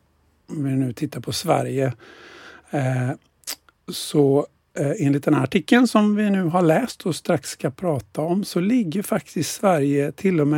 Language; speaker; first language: Swedish; native; Swedish